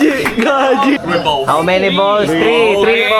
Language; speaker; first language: English; non-native, local second language; Filipino